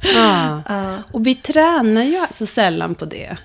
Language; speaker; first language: Swedish; native; Swedish